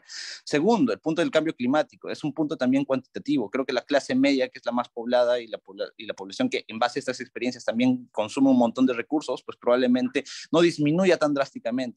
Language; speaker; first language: Spanish; native; Spanish